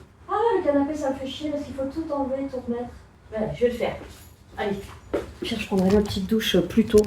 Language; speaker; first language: French; native; French